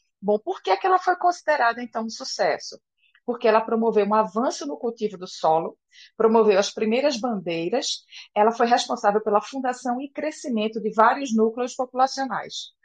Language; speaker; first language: Portuguese; native; Portuguese